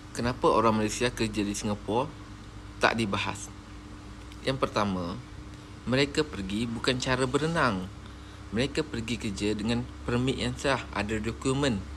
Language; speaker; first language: Malay; native; Malay